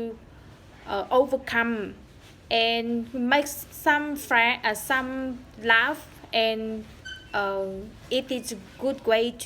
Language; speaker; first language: English; non-native, learner; Vietnamese